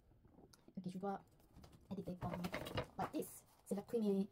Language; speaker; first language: French; non-native, learner; Korean